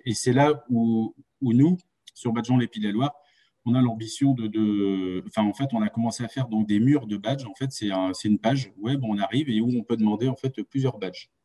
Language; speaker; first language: French; native; French